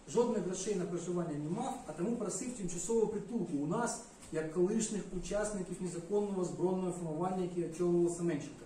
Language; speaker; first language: Ukrainian; non-native, local second language; Russian